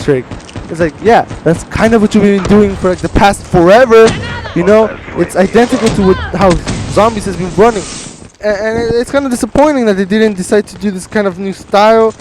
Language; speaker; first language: English; native; English